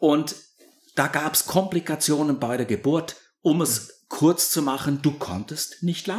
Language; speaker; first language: German; native; German